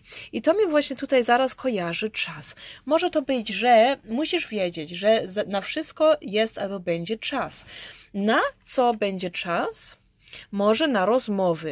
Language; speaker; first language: Polish; early bilingual, heritage; Polish